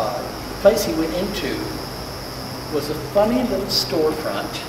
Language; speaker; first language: English; native; English